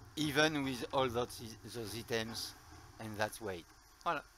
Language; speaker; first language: English; non-native, learner; French